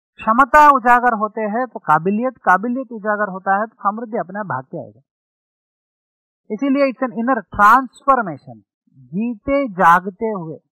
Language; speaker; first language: Hindi; non-native, local second language; Telugu